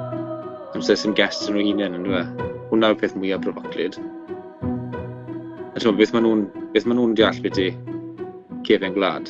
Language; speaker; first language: Welsh; native; Welsh